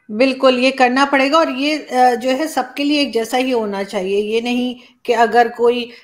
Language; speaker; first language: Urdu; native; Urdu